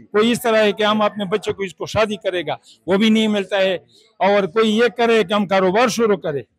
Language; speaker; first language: Urdu; non-native, local second language; Pashto